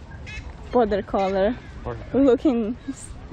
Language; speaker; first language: English; non-native, learner; Portuguese